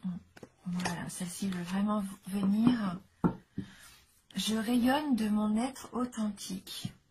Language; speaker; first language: French; native; French